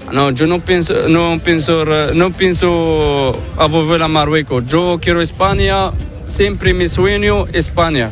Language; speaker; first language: Spanish; non-native, learner; Arabic